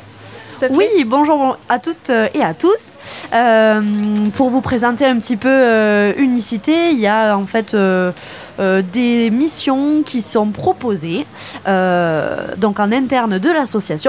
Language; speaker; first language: French; native; French